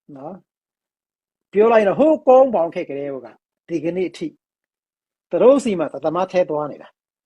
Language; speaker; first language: Burmese; native; Burmese